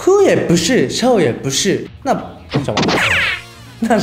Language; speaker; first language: Chinese; non-native, learner; Japanese